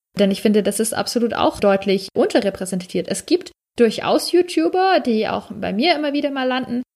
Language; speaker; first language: German; native; German